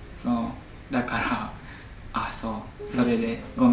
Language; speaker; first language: Japanese; non-native, learner; Vietnamese